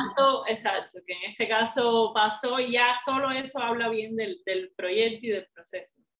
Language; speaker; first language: Spanish; native; Spanish